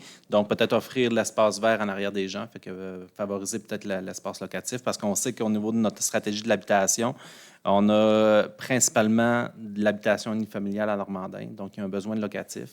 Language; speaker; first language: French; native; French